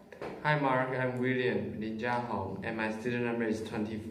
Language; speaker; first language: English; non-native, learner; Chinese